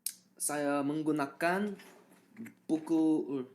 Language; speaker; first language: Indonesian; non-native, learner; English